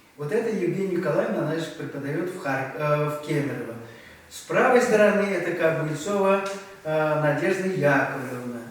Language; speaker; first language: Russian; non-native, local second language; Chuvash